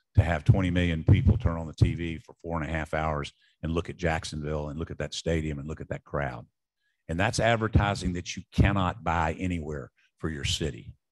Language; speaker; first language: English; native; English